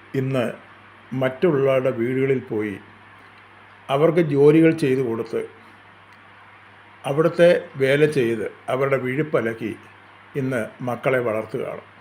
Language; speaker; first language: Malayalam; native; Malayalam